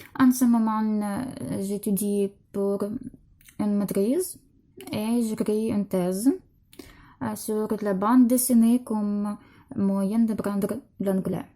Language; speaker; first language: French; non-native, fluent; Ukrainian